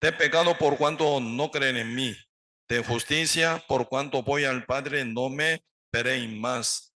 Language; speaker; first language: Spanish; non-native, learner; Korean